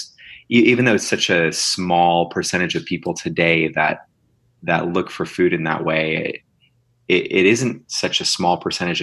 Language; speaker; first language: English; native; English